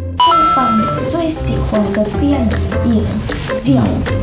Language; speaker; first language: Chinese; non-native, fluent; Thai